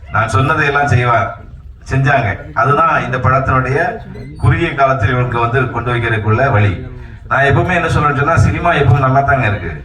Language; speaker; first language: Tamil; native; Tamil